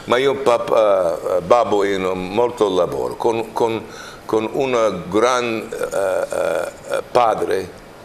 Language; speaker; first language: Italian; non-native, learner; English